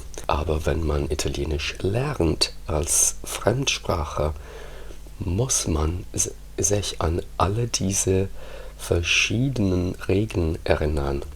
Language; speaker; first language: German; non-native, fluent; Italian